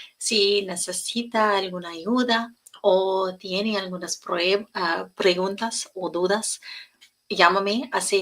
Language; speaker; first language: Spanish; non-native, learner; English